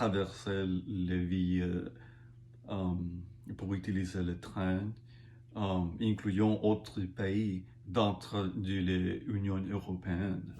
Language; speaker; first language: French; non-native, learner; English